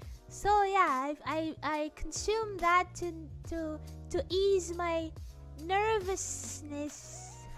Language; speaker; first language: English; non-native, fluent; Indonesian